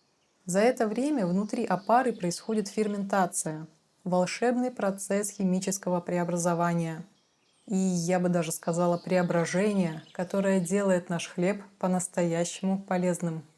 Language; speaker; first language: Russian; native; Russian